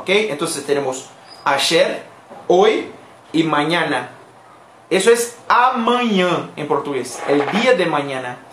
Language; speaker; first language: Spanish; non-native, fluent; Portuguese